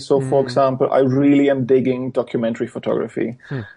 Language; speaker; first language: English; non-native, fluent; German